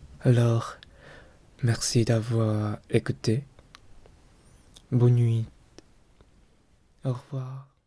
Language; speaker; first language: French; non-native, learner; Korean